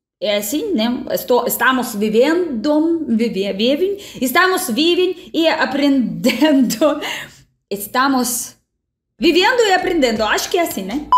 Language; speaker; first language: Portuguese; non-native, fluent; Russian